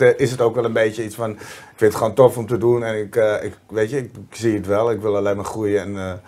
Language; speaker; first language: Dutch; native; Dutch